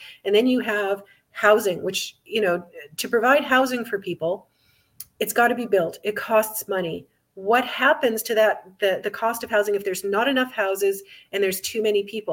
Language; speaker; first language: English; native; English